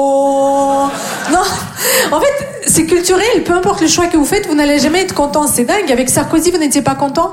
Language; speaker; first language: French; non-native, fluent; Russian